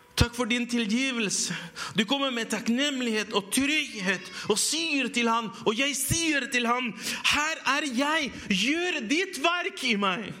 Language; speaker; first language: Norwegian; non-native, fluent; Spanish